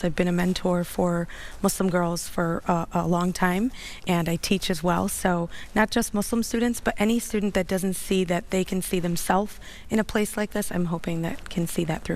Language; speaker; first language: English; early bilingual, other home language; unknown